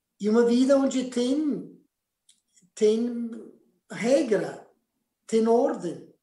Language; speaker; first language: Portuguese; non-native, fluent; Spanish